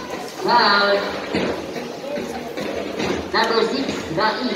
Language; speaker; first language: English; non-native, local second language; Filipino